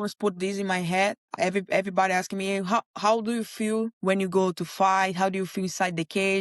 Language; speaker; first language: English; non-native, learner; Portuguese